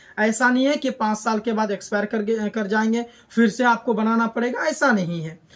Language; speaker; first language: Hindi; native; Hindi